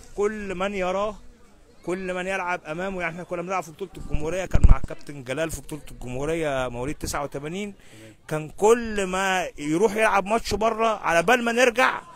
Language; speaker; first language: Egyptian Arabic; native; Egyptian Arabic